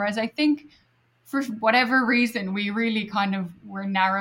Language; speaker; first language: English; native; English